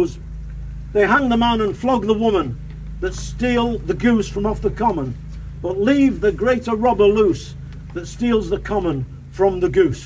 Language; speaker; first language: English; native; English